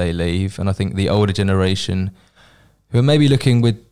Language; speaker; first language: English; native; English